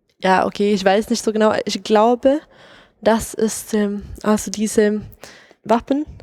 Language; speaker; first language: German; non-native, fluent; Swedish